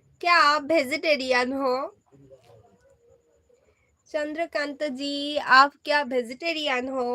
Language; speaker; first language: Hindi; non-native, learner; Bangla